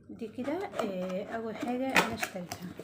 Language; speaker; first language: Arabic; native; Arabic